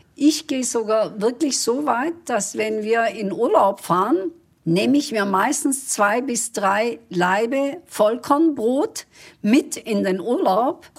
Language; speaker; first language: German; early bilingual, other home language; Kurdish